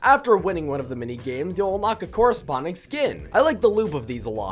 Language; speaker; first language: English; native; English